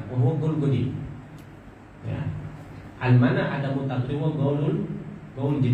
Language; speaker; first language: Arabic; non-native, fluent; Malay